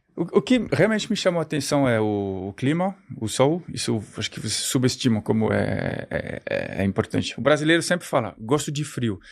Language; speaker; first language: Portuguese; non-native, fluent; French